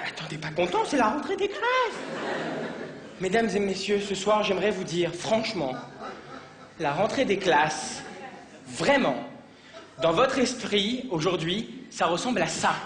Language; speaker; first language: French; native; French